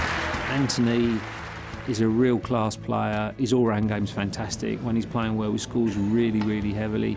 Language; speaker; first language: English; native; English